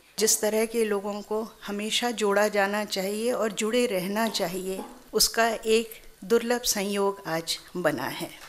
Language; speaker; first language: Hindi; native; Hindi